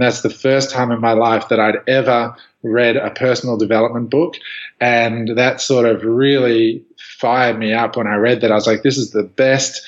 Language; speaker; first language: English; native; English